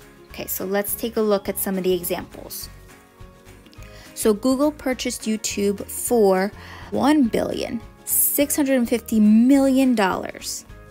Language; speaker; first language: English; native; English